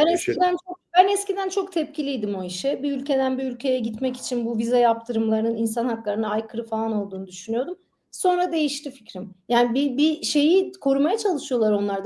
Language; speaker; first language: Turkish; native; Turkish